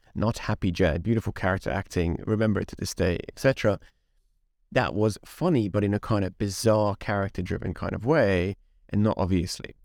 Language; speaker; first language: English; non-native, fluent; Hungarian